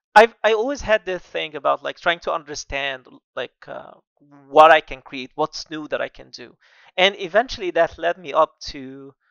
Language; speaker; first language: English; non-native, fluent; Arabic